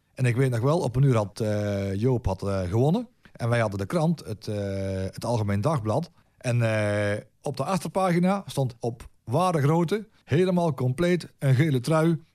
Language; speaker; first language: Dutch; native; Dutch